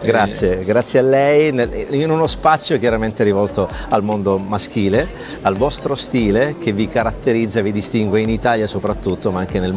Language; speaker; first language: Italian; native; Italian